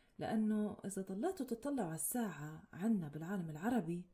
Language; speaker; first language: Arabic; native; Arabic